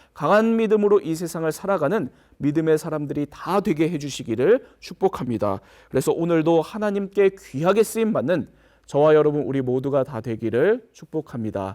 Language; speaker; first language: Korean; native; Korean